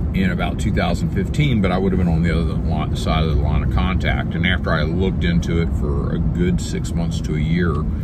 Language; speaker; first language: English; native; English